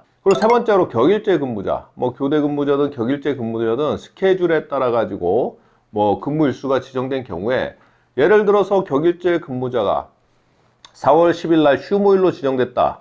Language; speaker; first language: Korean; native; Korean